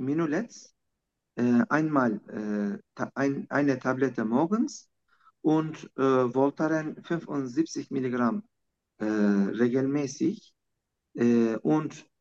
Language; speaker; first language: German; non-native, learner; Turkish